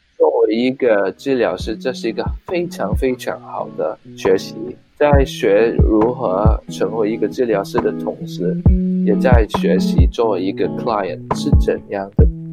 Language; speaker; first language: Chinese; non-native, local second language; Cantonese